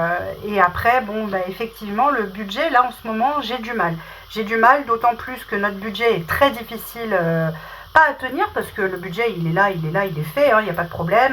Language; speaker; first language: French; native; French